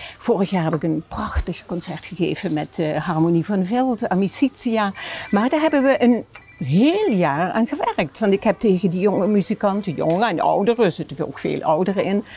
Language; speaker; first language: Dutch; native; Dutch